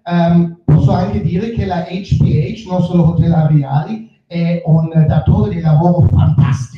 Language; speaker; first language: Italian; non-native, fluent; German